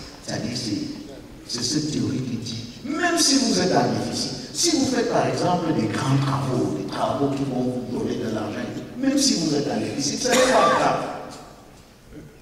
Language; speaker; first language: French; native; French